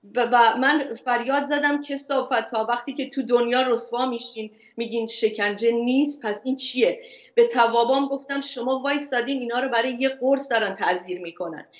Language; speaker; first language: Persian; non-native, local second language; Kurdish